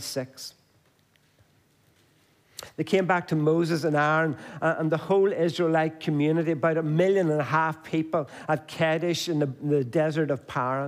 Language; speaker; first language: English; native; English